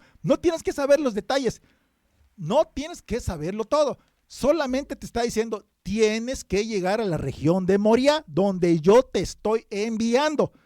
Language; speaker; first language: Spanish; native; Spanish